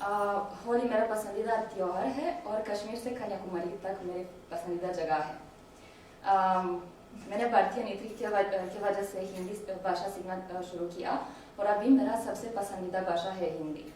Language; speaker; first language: Hindi; non-native, learner; Romanian